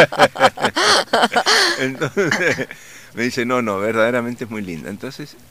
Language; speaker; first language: Spanish; native; Spanish